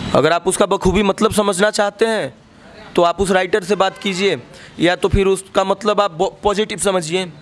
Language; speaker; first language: Hindi; native; Hindi